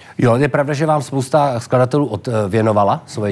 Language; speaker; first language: Czech; native; Czech